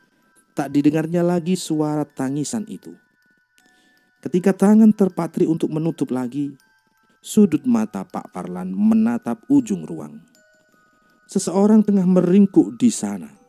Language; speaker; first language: Indonesian; native; Indonesian